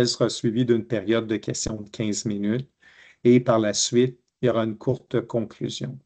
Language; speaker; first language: French; native; French